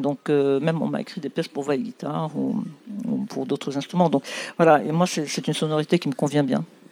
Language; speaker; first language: French; non-native, local second language; Arabic